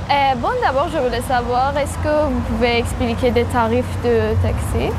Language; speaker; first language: French; non-native, learner; Persian